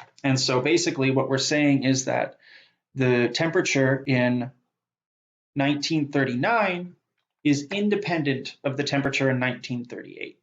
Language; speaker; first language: English; native; English